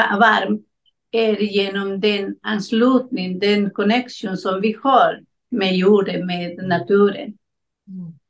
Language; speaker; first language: Swedish; non-native, learner; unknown